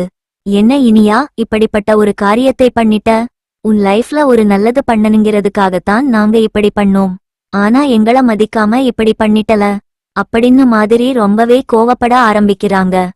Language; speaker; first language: Tamil; native; Tamil